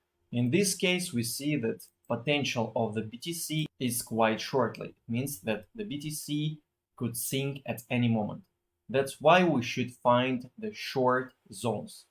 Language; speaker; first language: English; non-native, fluent; Russian